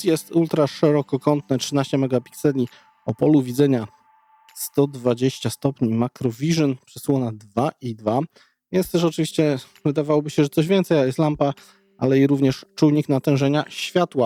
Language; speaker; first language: Polish; native; Polish